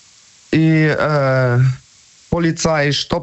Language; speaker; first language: German; non-native, learner; Polish